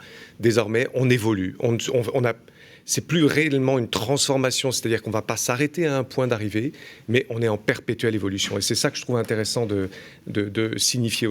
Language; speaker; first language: French; native; French